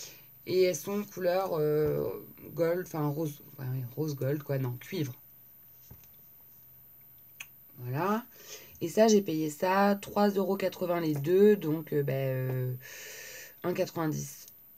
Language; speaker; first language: French; native; French